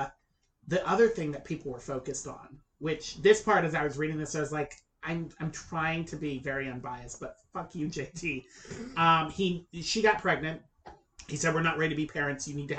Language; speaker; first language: English; native; English